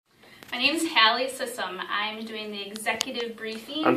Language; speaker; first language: English; native; English